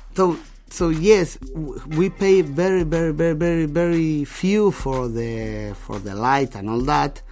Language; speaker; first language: English; non-native, fluent; Spanish